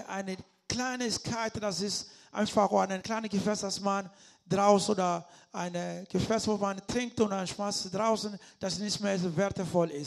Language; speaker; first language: German; non-native, learner; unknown